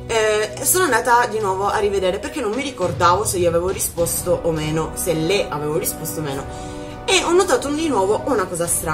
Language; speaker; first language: Italian; native; Italian